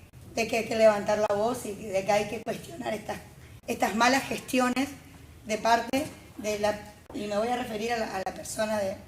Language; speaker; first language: Spanish; native; Spanish